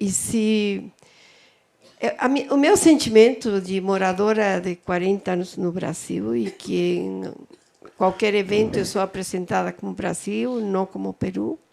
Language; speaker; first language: Portuguese; non-native, fluent; Spanish